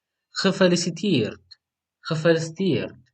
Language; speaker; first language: Dutch; non-native, fluent; Tigrinya